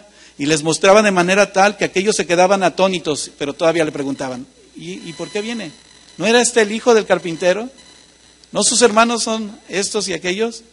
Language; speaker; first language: Spanish; native; Spanish